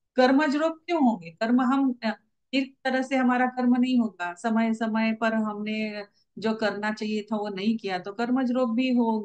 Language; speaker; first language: Hindi; non-native, local second language; Marathi